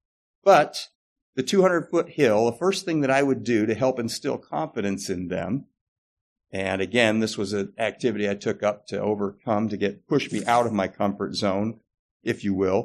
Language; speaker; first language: English; native; English